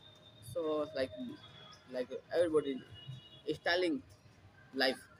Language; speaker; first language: English; non-native, learner; Hindi